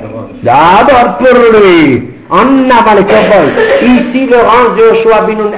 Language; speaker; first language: French; native; French